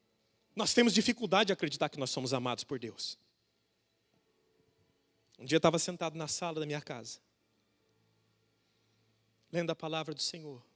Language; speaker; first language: Portuguese; native; Portuguese